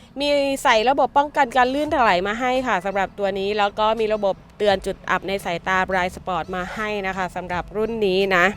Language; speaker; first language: Thai; native; Thai